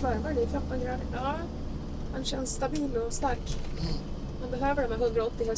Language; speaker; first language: Swedish; native; Swedish